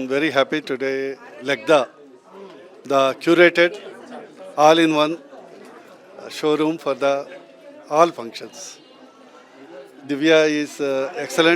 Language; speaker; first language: English; non-native, local second language; Telugu